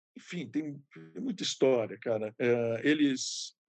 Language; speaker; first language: Portuguese; native; Portuguese